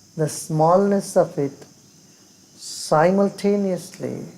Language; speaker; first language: English; non-native, local second language; Hindi